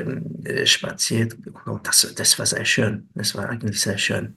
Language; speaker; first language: German; non-native, fluent; English